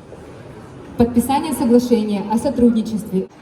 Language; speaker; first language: Russian; native; Russian